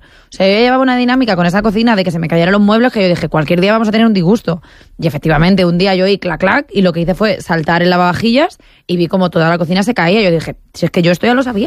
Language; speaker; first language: Spanish; native; Spanish